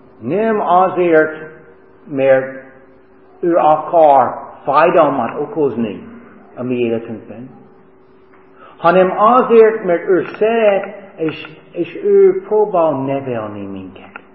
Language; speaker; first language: Hungarian; non-native, fluent; English